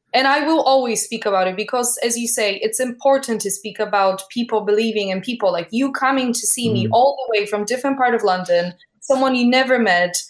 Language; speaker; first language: English; non-native, fluent; Polish